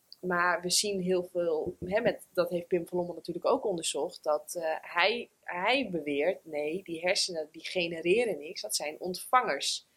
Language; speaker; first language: Dutch; native; Dutch